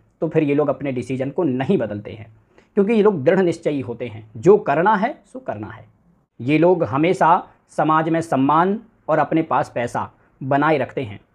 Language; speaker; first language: Hindi; native; Hindi